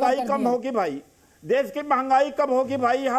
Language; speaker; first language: Hindi; native; Hindi